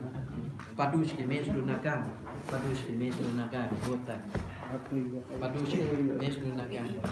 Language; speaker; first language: Russian; non-native, learner; Sinhala